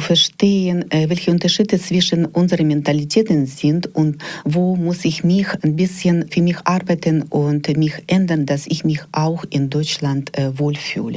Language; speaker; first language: German; non-native, learner; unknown